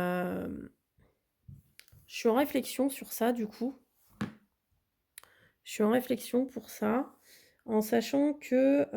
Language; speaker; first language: French; native; French